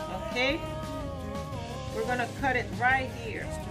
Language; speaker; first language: English; non-native, fluent; Haitian Creole